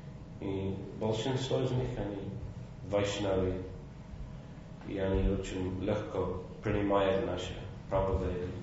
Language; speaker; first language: Russian; non-native, fluent; English